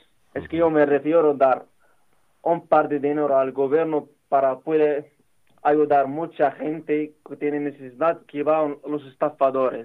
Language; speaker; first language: Spanish; non-native, learner; Arabic